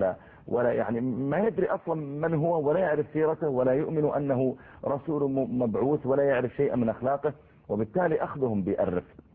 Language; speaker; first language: Arabic; native; Arabic